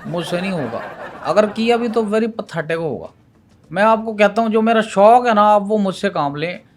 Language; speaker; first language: Urdu; non-native, local second language; Punjabi